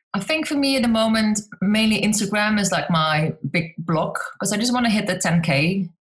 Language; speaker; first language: English; non-native, fluent; Dutch